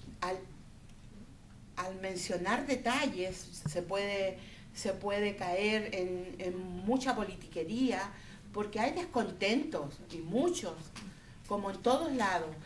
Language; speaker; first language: Spanish; native; Spanish